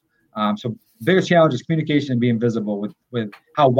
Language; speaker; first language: English; native; English